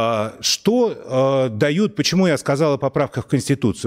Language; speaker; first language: Russian; native; Russian